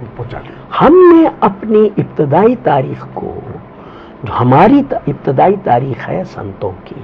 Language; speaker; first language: Urdu; non-native, local second language; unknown